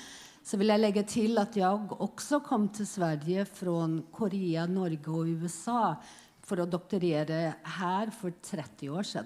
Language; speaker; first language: Swedish; non-native, fluent; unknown